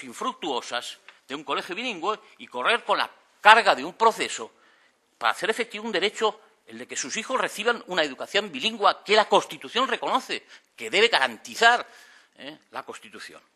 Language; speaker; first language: Spanish; native; Spanish